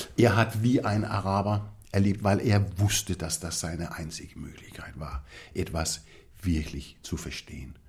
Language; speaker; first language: German; non-native, fluent; Danish